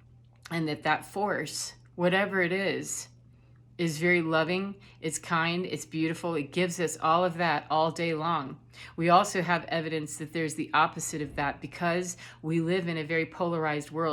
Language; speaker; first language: English; native; English